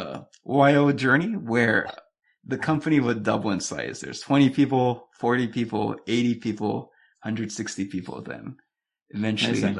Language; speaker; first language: English; native; English